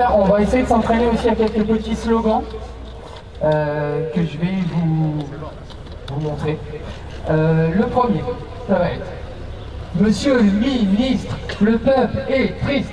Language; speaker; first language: French; native; French